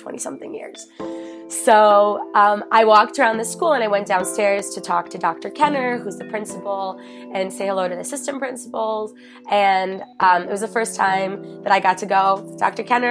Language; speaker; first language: English; native; English